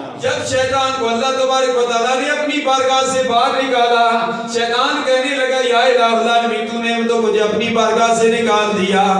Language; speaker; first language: Urdu; non-native, local second language; Punjabi